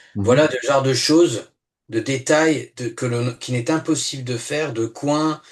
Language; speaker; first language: French; native; French